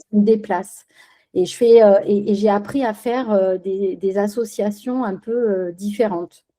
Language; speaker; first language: French; early bilingual, other home language; Spanish